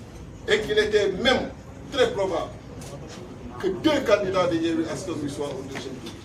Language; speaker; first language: French; non-native, local second language; Wolof